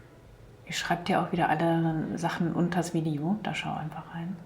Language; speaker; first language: German; native; German